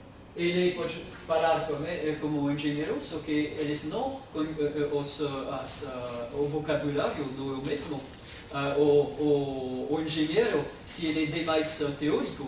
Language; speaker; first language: Portuguese; non-native, fluent; French